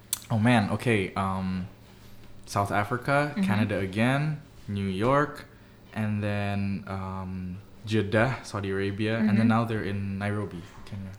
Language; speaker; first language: English; early bilingual, other home language; Indonesian